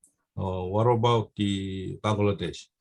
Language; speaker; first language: English; non-native, fluent; Korean